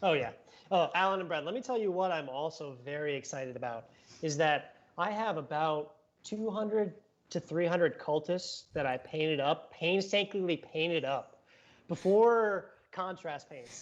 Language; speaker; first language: English; native; English